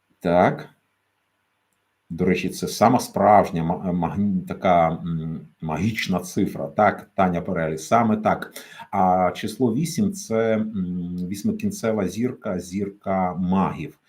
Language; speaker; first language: Ukrainian; native; Ukrainian